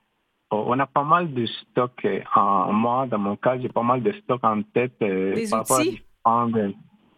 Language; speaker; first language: French; non-native, fluent; Spanish